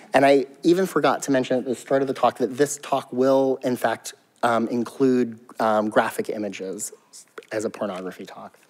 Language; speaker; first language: English; native; English